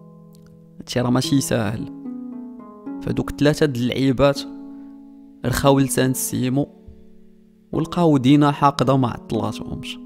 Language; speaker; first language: Arabic; native; Arabic